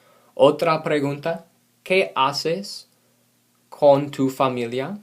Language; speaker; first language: Spanish; non-native, fluent; English